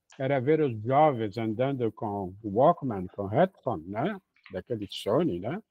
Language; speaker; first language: Portuguese; native; Portuguese